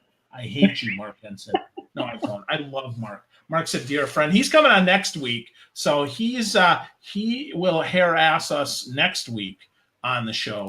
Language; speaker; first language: English; native; English